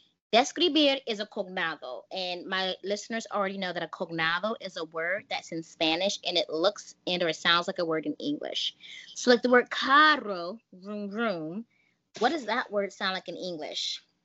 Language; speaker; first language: English; native; English